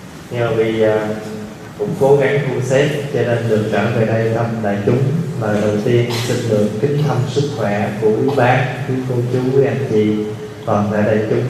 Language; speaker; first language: Vietnamese; early bilingual, heritage; Vietnamese